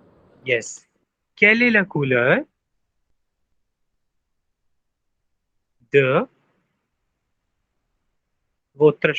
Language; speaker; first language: French; non-native, fluent; Hindi